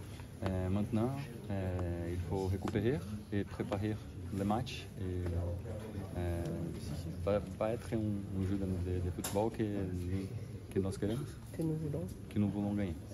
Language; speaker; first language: French; non-native, learner; Portuguese